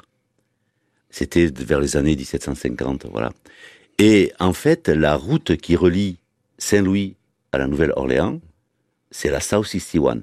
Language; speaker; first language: French; native; French